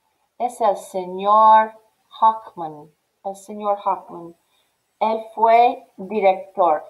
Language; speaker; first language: Spanish; non-native, fluent; English